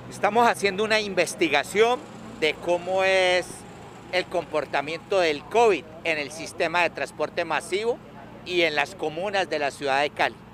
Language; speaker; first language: Spanish; native; Spanish